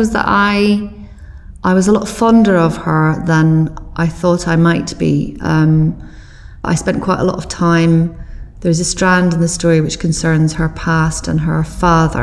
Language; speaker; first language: English; native; English